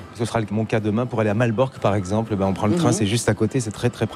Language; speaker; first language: French; native; French